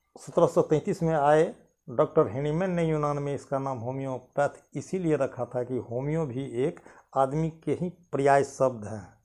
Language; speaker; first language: Hindi; non-native, local second language; Maithili